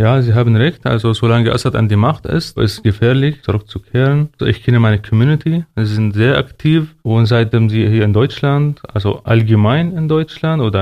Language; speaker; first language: German; non-native, fluent; Arabic